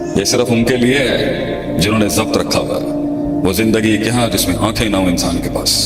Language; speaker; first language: Urdu; native; Urdu